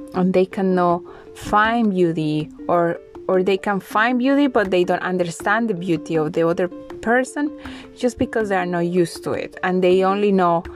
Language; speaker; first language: English; non-native, fluent; Spanish